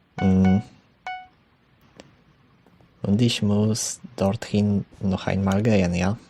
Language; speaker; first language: German; non-native, learner; Polish